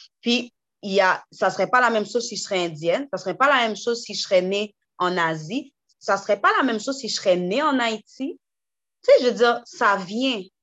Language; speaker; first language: French; early bilingual, heritage; French